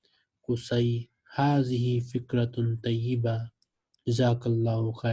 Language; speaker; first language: Arabic; non-native, fluent; Urdu